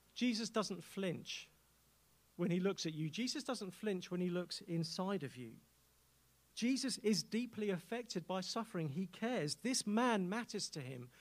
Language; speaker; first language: English; native; English